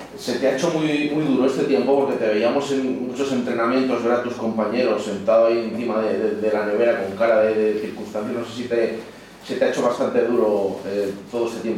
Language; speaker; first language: Spanish; native; Spanish